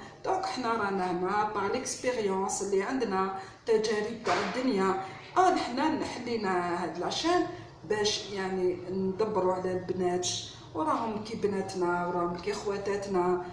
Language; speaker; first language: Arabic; native; Arabic